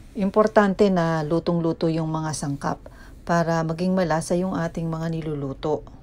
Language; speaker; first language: Filipino; native; Filipino